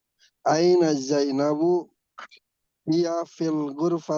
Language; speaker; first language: Arabic; non-native, learner; Indonesian